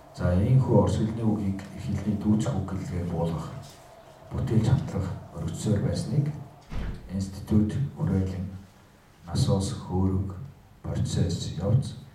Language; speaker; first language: Mongolian; native; Mongolian